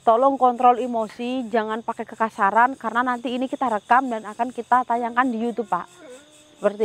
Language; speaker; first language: Indonesian; native; Indonesian